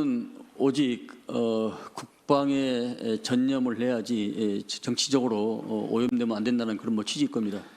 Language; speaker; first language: Korean; native; Korean